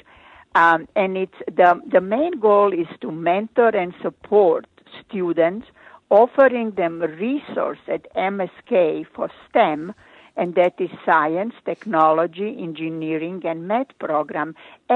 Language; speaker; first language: English; non-native, fluent; Croatian